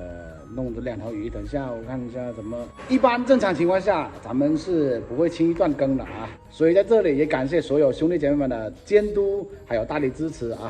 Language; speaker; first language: Chinese; native; Chinese